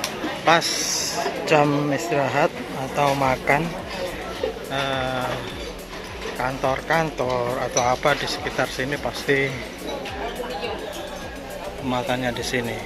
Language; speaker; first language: Indonesian; native; Indonesian